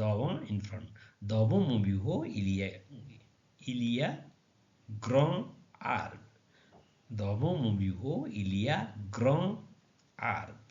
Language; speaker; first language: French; non-native, learner; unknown